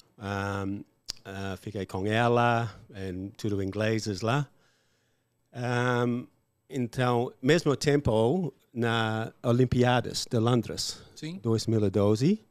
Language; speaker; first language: Portuguese; non-native, learner; English